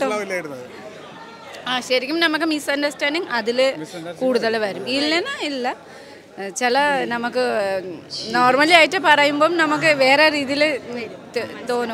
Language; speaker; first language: Malayalam; non-native, learner; Nepali